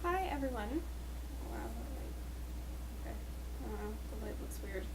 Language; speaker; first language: English; native; English